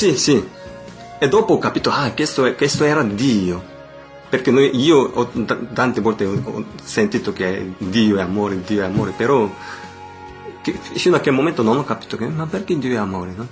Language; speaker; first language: Italian; non-native, learner; Korean